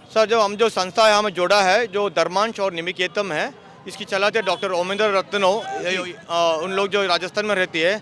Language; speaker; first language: Hindi; non-native, local second language; Kannada